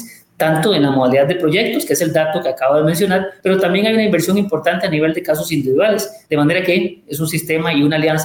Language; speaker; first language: Spanish; native; Spanish